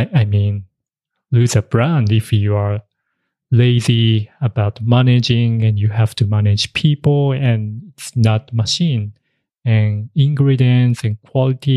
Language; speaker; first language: English; non-native, fluent; Japanese